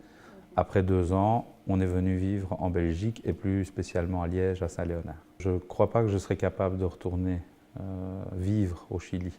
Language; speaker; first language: French; early bilingual, other home language; Spanish